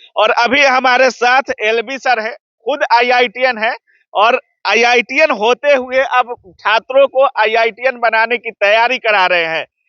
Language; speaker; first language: Hindi; native; Hindi